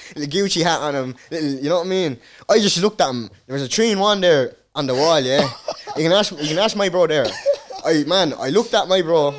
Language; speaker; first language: English; early bilingual, other home language; Dutch